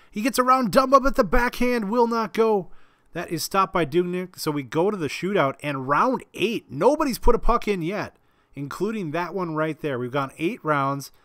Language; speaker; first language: English; native; English